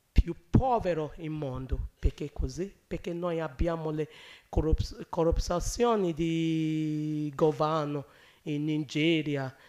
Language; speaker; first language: Italian; non-native, learner; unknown